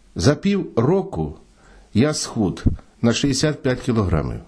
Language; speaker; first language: Ukrainian; native; Ukrainian